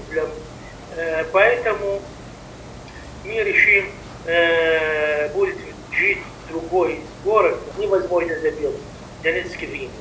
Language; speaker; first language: Russian; non-native, learner; Arabic